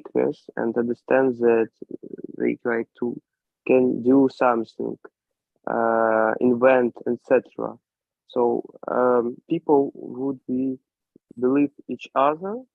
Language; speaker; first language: English; non-native, learner; Ukrainian